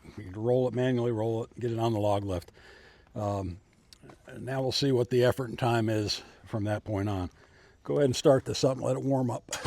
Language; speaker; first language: English; native; English